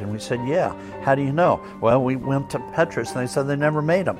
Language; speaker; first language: English; native; English